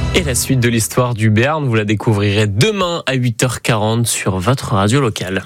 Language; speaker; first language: French; native; French